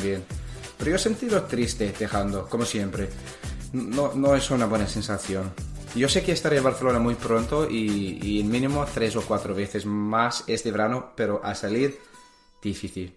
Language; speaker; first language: Spanish; non-native, learner; English